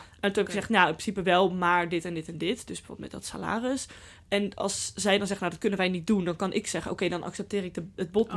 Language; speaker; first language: Dutch; native; Dutch